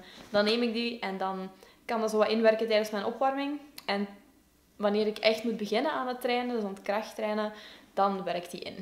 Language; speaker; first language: Dutch; native; Dutch